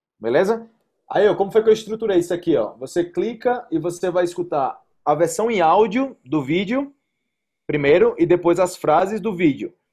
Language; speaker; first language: Portuguese; native; Portuguese